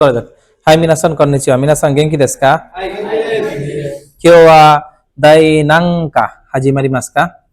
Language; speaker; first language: Japanese; non-native, fluent; Bangla